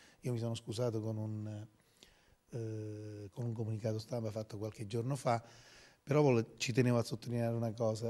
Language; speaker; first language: Italian; native; Italian